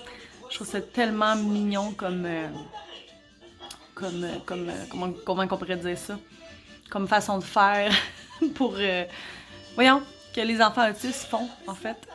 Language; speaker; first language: French; native; French